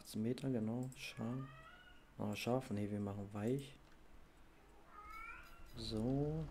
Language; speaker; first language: German; native; German